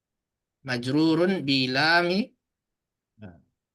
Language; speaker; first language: Arabic; non-native, fluent; Indonesian